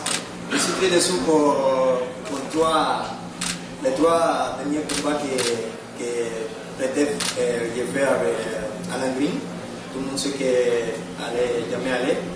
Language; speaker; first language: French; non-native, learner; Spanish